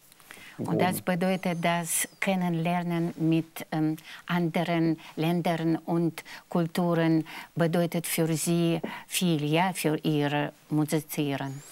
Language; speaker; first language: German; non-native, fluent; Russian